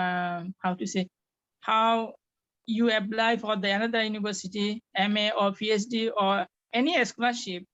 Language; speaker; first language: English; non-native, fluent; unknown